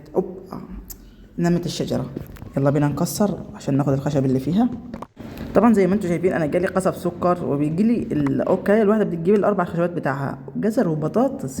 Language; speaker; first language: Arabic; native; Arabic